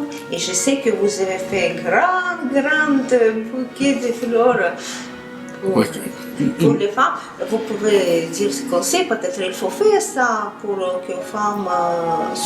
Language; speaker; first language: French; non-native, learner; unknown